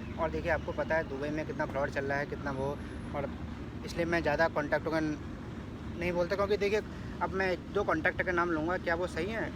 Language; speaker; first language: Hindi; native; Hindi